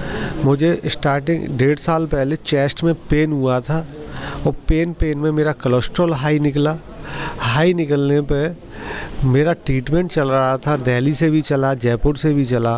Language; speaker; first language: Hindi; native; Hindi